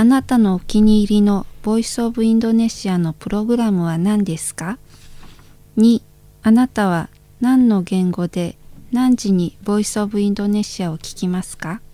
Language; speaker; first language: Japanese; non-native, fluent; Indonesian